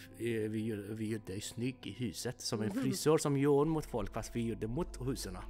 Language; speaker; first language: Swedish; non-native, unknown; Persian